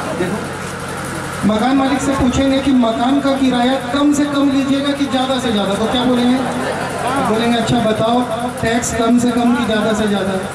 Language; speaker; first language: Hindi; native; Hindi